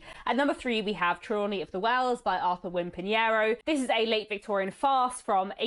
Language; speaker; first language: English; native; English